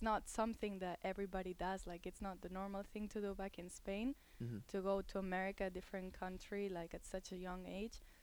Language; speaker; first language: English; non-native, fluent; Spanish